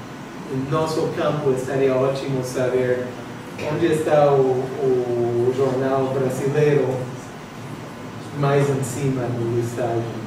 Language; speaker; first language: Portuguese; non-native, fluent; English